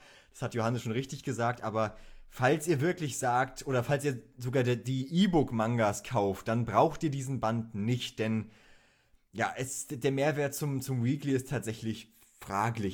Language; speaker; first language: German; native; German